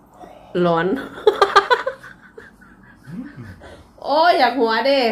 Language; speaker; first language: Thai; non-native, local second language; Lao